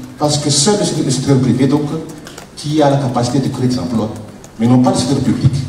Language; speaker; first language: French; non-native, local second language; Malagasy